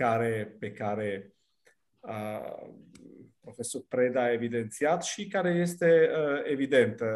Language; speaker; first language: Romanian; non-native, fluent; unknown